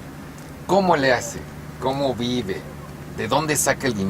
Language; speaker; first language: Spanish; native; Spanish